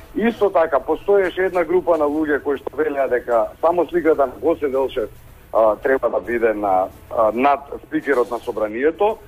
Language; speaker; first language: Macedonian; native; Macedonian